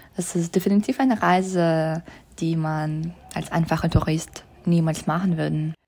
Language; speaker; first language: German; non-native, fluent; Russian